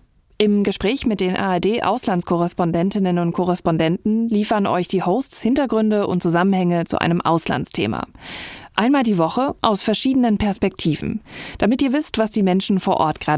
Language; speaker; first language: German; native; German